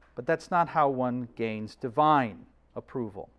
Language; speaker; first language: English; native; English